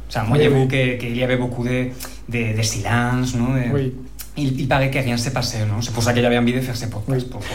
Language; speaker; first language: French; non-native, fluent; Spanish